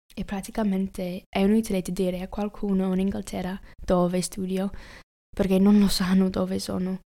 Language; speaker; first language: Italian; non-native, learner; English